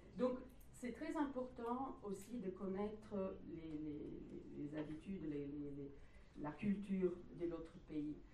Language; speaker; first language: French; non-native, fluent; Italian